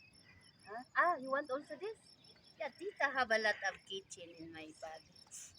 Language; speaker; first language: English; non-native, local second language; Filipino